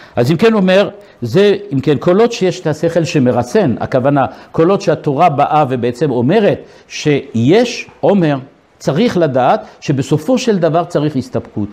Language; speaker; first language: Hebrew; non-native, fluent; French